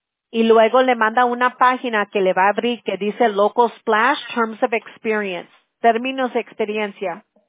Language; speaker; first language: Spanish; early bilingual, heritage; Spanish